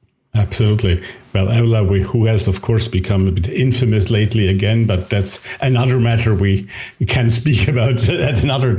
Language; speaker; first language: English; non-native, fluent; German